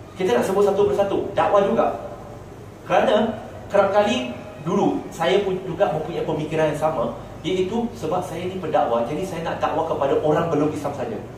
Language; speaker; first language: Malay; non-native, local second language; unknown